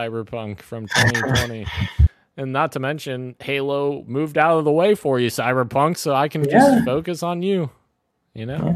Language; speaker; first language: English; native; English